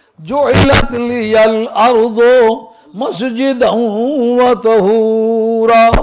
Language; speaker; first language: Urdu; non-native, local second language; Punjabi